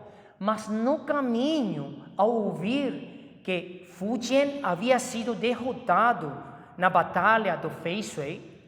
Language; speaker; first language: Portuguese; non-native, fluent; Chinese